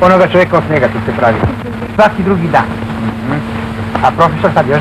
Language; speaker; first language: Bosnian; native; Bosnian